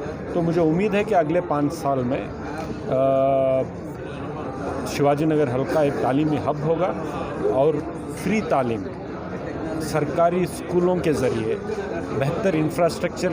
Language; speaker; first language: Urdu; native; Urdu